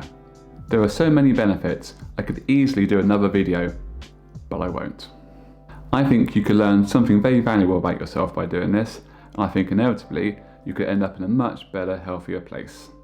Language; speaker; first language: English; native; English